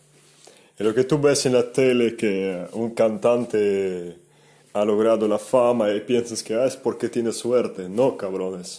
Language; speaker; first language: Spanish; non-native, fluent; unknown